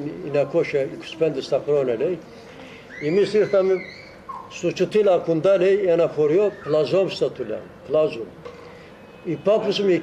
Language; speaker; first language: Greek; early bilingual, heritage; Greek